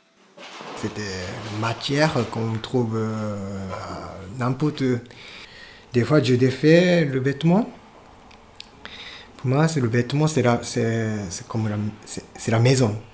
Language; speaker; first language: French; non-native, fluent; Japanese